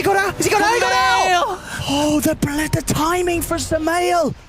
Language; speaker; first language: English; native; English